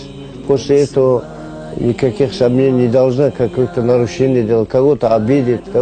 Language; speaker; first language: Russian; non-native, local second language; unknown